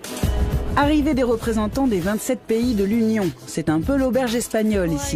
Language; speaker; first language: French; native; French